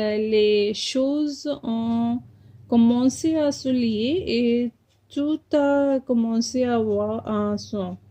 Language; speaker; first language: French; non-native, fluent; Punjabi